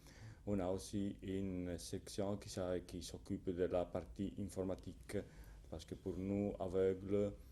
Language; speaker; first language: French; non-native, fluent; Italian